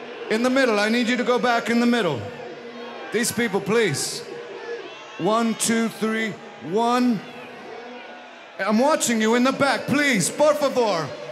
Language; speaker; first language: English; native; English